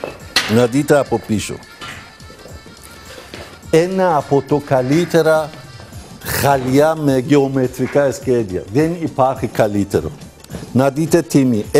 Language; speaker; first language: Greek; non-native, fluent; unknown